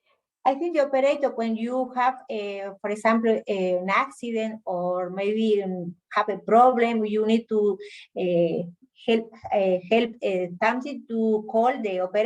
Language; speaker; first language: English; non-native, learner; Spanish